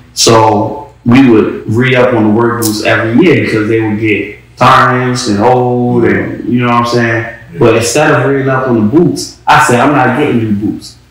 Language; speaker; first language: English; native; English